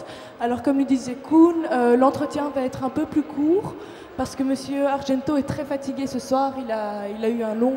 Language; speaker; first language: French; native; French